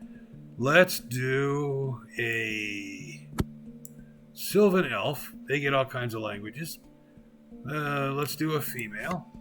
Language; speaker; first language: English; native; English